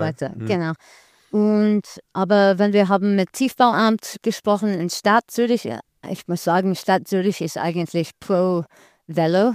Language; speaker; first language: German; non-native, learner; English